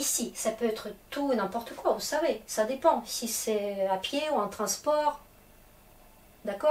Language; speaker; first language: French; non-native, fluent; Russian